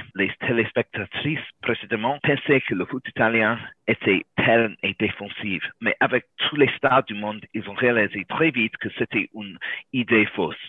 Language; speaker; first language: French; non-native, learner; English